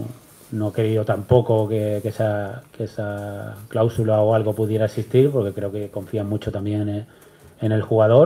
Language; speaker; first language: Spanish; native; Spanish